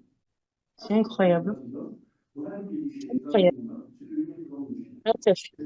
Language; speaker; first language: French; non-native, local second language; Arabic